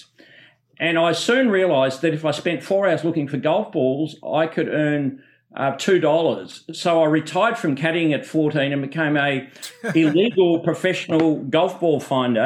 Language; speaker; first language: English; native; English